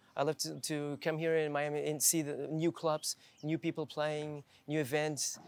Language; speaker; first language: English; non-native, fluent; Portuguese